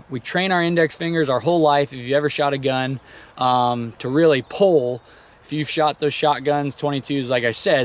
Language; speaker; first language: English; native; English